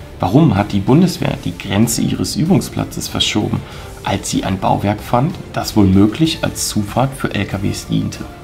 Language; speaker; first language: German; native; German